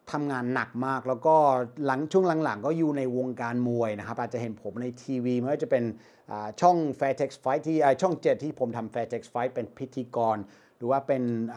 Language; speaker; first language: Thai; non-native, fluent; English